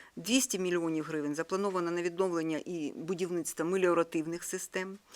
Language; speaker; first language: Ukrainian; native; Ukrainian